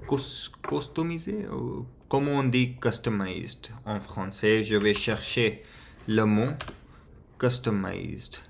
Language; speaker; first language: French; non-native, fluent; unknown